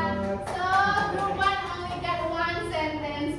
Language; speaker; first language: English; non-native, learner; Indonesian